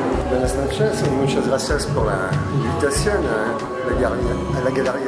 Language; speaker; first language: Spanish; non-native, fluent; French